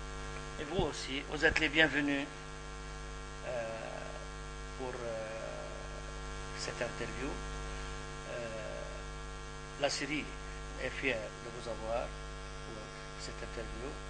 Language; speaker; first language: French; non-native, fluent; Arabic